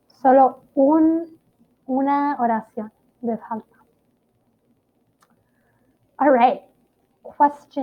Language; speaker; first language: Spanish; non-native, fluent; Italian